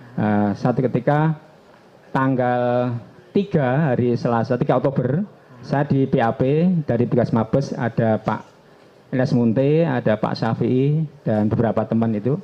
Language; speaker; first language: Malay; non-native, local second language; Javanese